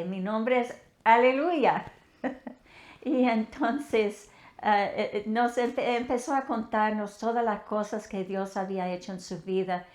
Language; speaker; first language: Spanish; non-native, fluent; English